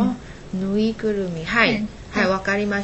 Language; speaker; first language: Japanese; non-native, learner; Chinese